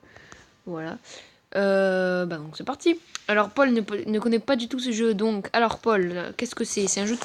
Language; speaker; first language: French; native; French